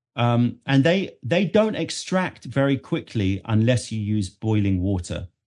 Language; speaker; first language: English; native; English